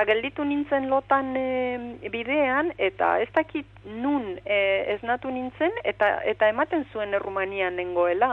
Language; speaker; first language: Basque; non-native, fluent; Romanian